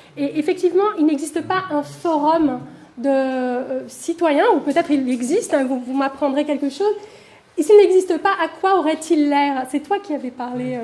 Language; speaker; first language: French; non-native, fluent; Portuguese